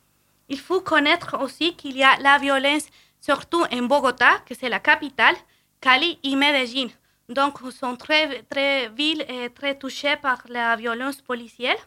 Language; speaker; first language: French; non-native, fluent; Spanish